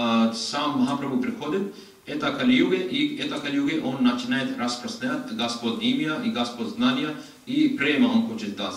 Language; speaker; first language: Russian; non-native, learner; Hindi